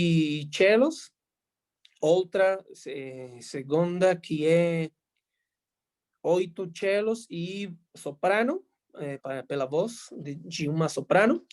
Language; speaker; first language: Portuguese; non-native, fluent; Spanish